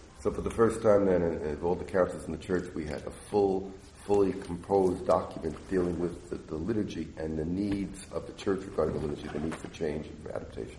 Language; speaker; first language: English; native; English